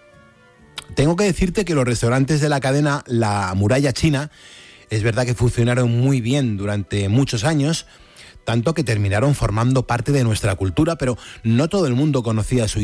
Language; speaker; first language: Spanish; native; Spanish